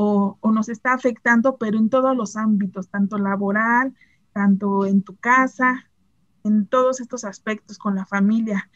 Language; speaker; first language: Spanish; native; Spanish